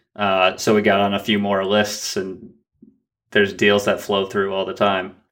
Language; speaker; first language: English; native; English